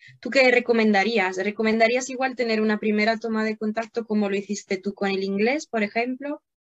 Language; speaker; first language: Spanish; non-native, fluent; Italian